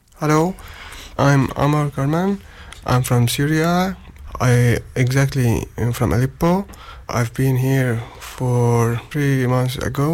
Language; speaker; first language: English; non-native, learner; Arabic